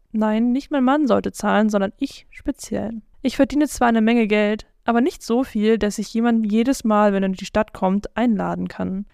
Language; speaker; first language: German; non-native, fluent; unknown